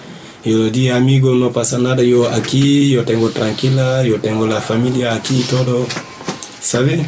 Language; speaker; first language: Spanish; non-native, learner; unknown